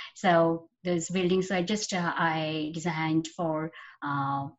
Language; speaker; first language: English; non-native, local second language; Bangla